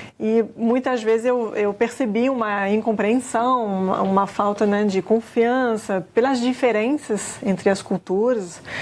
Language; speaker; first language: Portuguese; non-native, fluent; French